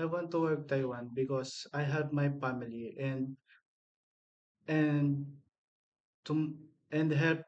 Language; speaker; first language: English; non-native, learner; Filipino